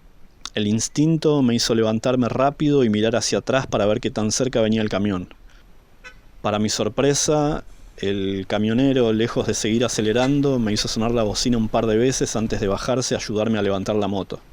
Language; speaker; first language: Spanish; native; Spanish